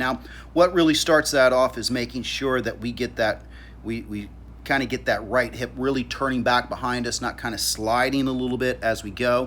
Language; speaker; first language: English; native; English